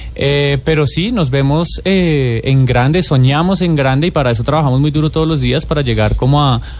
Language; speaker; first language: Spanish; native; Spanish